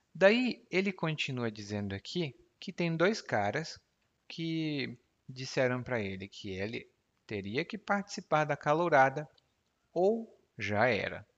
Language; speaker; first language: Portuguese; native; Portuguese